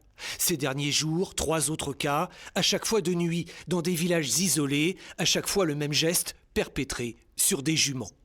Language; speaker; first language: French; native; French